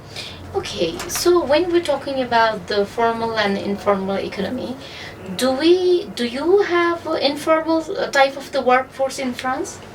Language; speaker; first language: English; non-native, fluent; Nepali